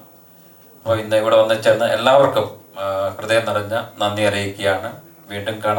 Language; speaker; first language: Malayalam; native; Malayalam